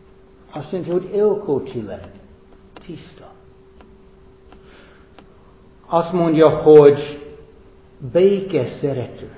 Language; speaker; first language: Hungarian; non-native, fluent; English